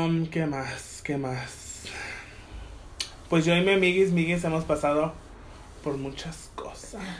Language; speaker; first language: Spanish; early bilingual, heritage; Spanish